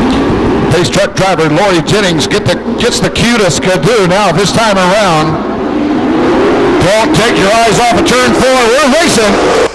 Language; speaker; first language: English; native; English